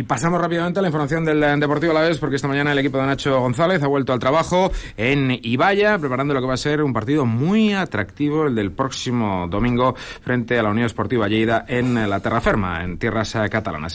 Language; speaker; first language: Spanish; native; Spanish